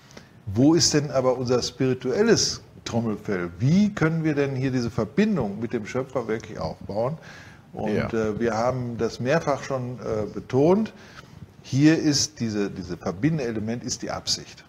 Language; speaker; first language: German; native; German